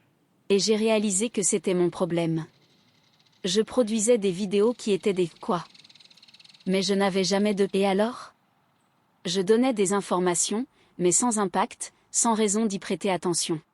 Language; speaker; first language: French; native; French